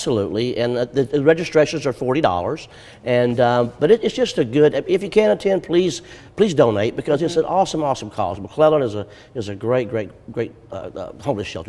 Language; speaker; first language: English; native; English